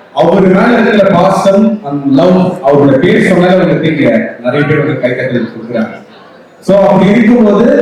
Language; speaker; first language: Tamil; native; Tamil